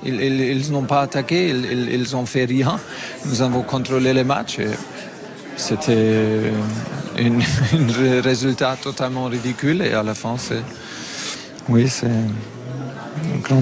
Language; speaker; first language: French; non-native, fluent; German